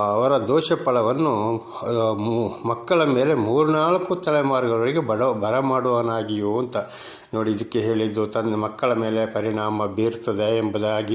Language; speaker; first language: Kannada; native; Kannada